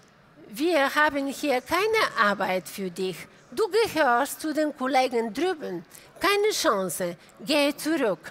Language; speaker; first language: German; non-native, fluent; Bulgarian